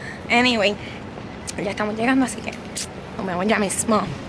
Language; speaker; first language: Spanish; early bilingual, heritage; Spanish